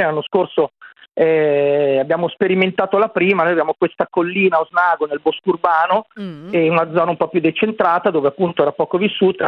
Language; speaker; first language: Italian; native; Italian